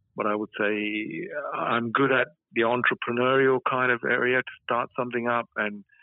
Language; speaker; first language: English; native; English